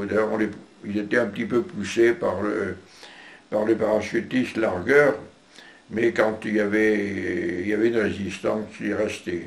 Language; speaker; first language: French; native; French